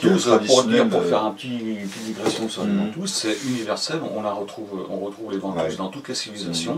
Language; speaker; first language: French; native; French